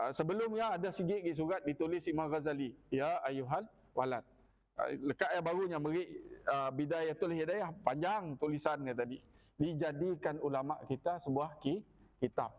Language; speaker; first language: Malay; non-native, local second language; Iban